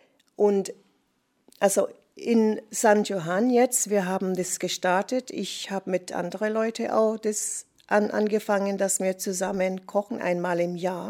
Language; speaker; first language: German; non-native, fluent; English